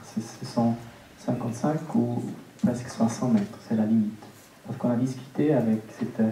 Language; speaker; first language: French; non-native, local second language; German